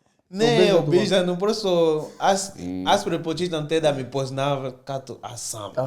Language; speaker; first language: Bulgarian; non-native, learner; Portuguese